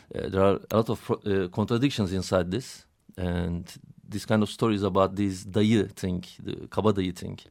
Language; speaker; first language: English; non-native, fluent; Turkish